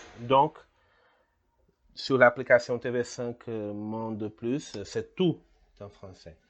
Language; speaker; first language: French; non-native, learner; Portuguese